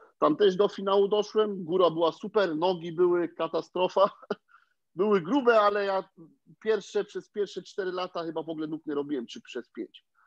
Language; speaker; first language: Polish; early bilingual, heritage; Polish